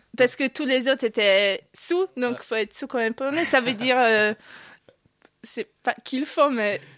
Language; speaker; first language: French; non-native, fluent; Polish